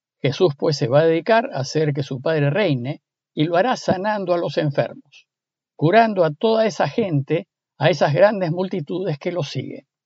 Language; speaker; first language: Spanish; native; Spanish